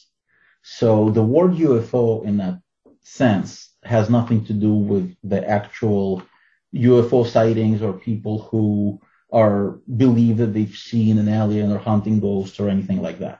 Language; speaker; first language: English; non-native, fluent; Russian